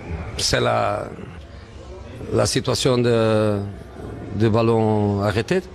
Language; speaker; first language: French; non-native, learner; Portuguese